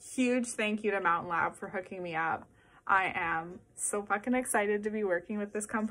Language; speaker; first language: English; native; English